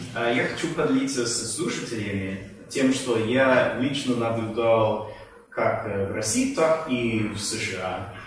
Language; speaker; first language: Russian; non-native, fluent; English